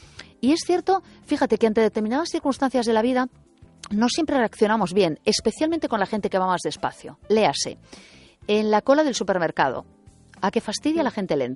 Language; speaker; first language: Spanish; native; Spanish